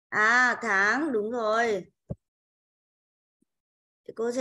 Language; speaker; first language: Vietnamese; native; Vietnamese